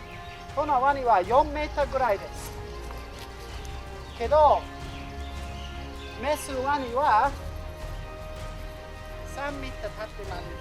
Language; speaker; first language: Japanese; non-native, learner; English